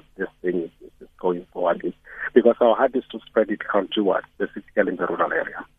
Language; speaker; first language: English; non-native, local second language; Northern Sotho